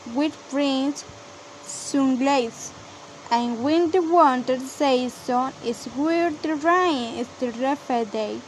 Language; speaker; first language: English; non-native, learner; Spanish